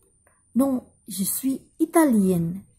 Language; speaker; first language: French; non-native, learner; Indonesian